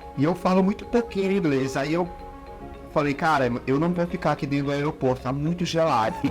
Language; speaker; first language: Portuguese; native; Portuguese